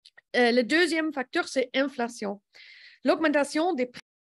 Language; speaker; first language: French; non-native, learner; English